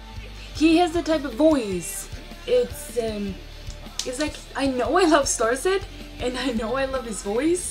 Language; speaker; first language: English; non-native, fluent; Swedish